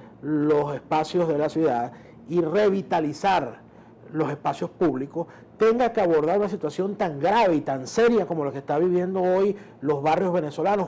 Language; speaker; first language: Spanish; native; Spanish